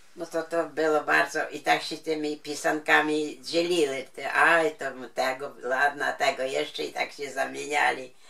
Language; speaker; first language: Polish; non-native, local second language; Ukrainian